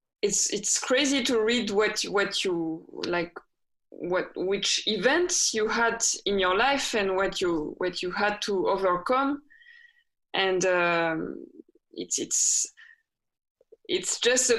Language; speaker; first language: English; non-native, fluent; French